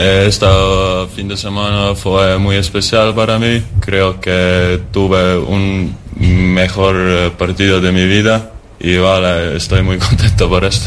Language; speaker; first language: Spanish; non-native, learner; Estonian